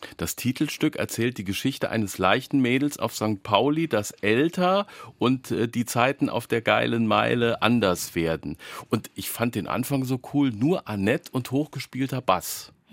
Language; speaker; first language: German; native; German